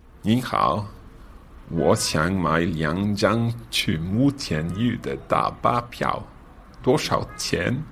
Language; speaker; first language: Chinese; non-native, learner; English